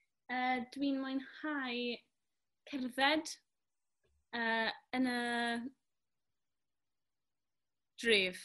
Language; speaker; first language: Welsh; non-native, learner; English